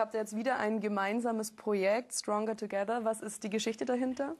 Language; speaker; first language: German; native; German